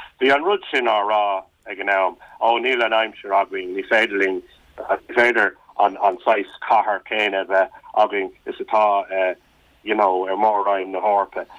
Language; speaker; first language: Irish; non-native, local second language; English